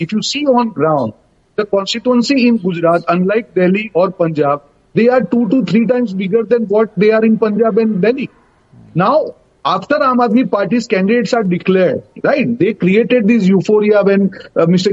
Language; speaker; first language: English; non-native, local second language; Gujarati